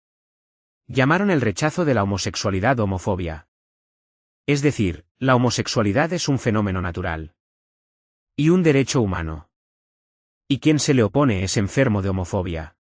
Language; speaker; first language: Spanish; non-native, fluent; Arabic